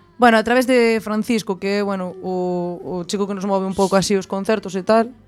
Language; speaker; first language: Galician; non-native, local second language; Spanish